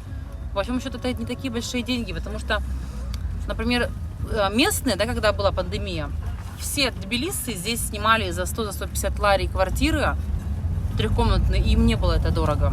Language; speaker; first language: Russian; native; Russian